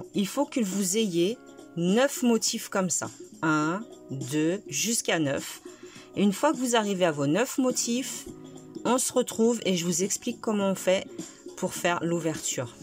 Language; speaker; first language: French; native; French